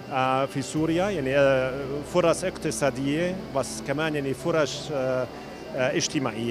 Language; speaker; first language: Arabic; non-native, fluent; German